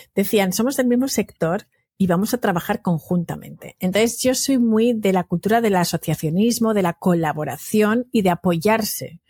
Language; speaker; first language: Spanish; native; Spanish